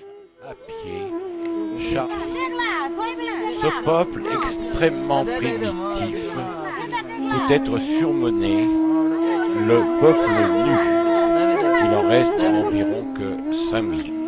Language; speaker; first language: French; native; French